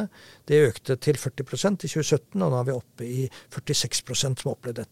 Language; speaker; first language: Norwegian; native; Norwegian